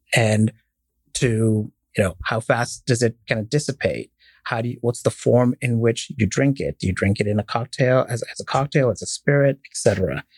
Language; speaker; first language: English; non-native, fluent; Arabic